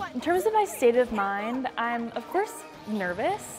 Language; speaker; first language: English; native; English